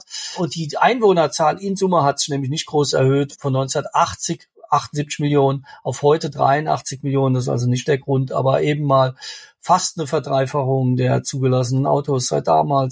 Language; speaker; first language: German; native; German